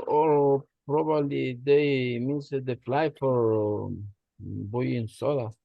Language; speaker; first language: English; non-native, learner; Spanish